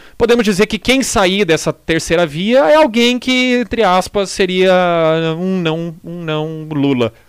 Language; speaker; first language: Portuguese; native; Portuguese